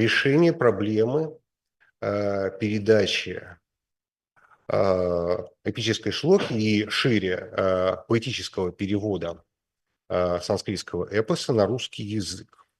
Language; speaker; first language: Russian; native; Russian